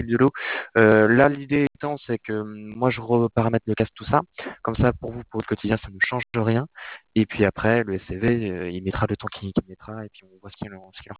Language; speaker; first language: French; native; French